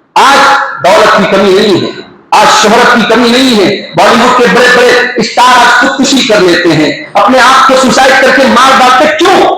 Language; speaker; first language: Urdu; native; Urdu